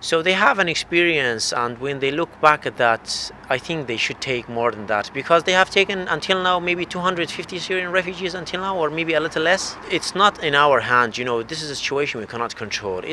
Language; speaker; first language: English; non-native, fluent; Arabic